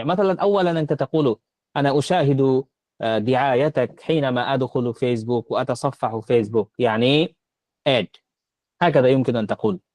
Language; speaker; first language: Arabic; non-native, fluent; Bangla